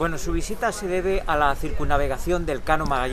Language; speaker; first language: Spanish; native; Spanish